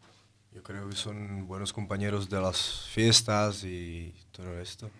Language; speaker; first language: Spanish; non-native, learner; Czech